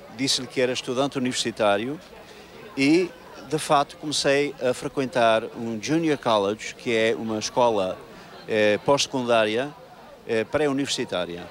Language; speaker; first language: Portuguese; native; Portuguese